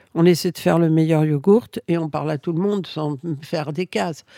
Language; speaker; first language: French; early bilingual, other home language; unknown